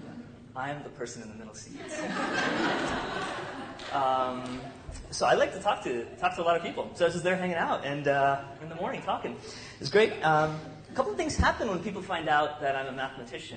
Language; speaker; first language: English; non-native, local second language; Tamil